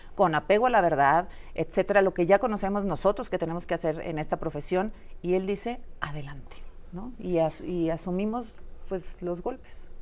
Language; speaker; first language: Spanish; native; Spanish